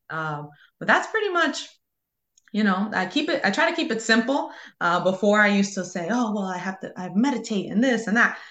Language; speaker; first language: English; early bilingual, other home language; Spanish